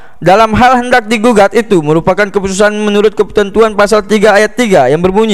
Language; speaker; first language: Indonesian; native; Indonesian